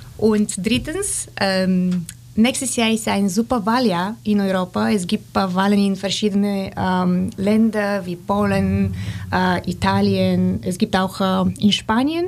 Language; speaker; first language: German; non-native, fluent; Bulgarian